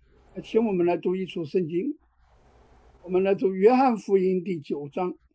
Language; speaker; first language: Chinese; native; Chinese